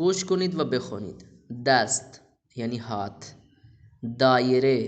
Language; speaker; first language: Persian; non-native, fluent; Urdu